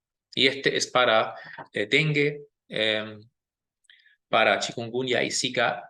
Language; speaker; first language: Spanish; non-native, fluent; German